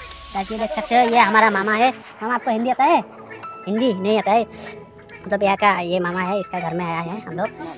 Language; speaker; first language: Hindi; non-native, local second language; Garo